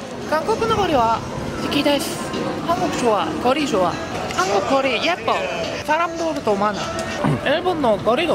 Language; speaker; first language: Korean; non-native, learner; Japanese